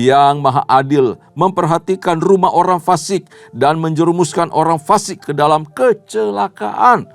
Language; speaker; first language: Indonesian; native; Indonesian